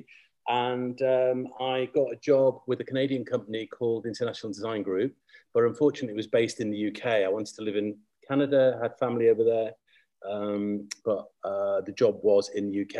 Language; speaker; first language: English; native; English